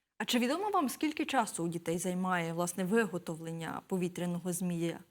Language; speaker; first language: Ukrainian; native; Ukrainian